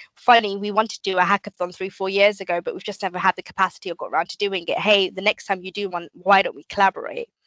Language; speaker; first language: English; native; English